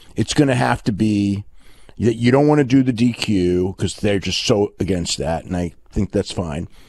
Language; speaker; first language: English; native; English